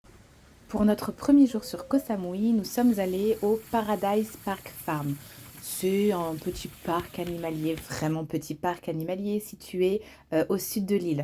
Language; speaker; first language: French; native; French